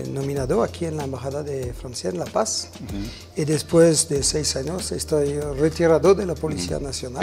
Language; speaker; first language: Spanish; non-native, fluent; French